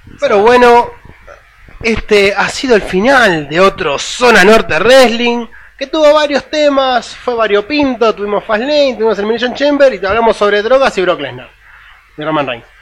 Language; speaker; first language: Spanish; native; Spanish